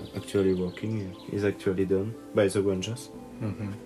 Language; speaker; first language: English; non-native, learner; French